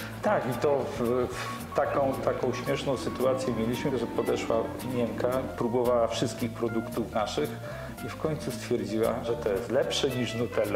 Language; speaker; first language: Polish; native; Polish